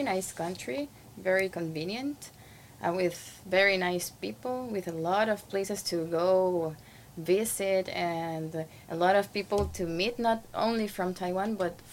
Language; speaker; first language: English; non-native, fluent; Spanish